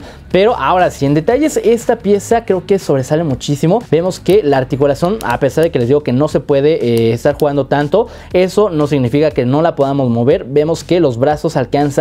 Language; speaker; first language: Spanish; native; Spanish